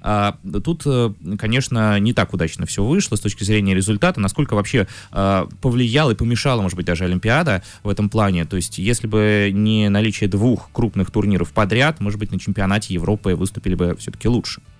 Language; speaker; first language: Russian; native; Russian